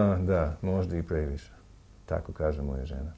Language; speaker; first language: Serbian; non-native, learner; English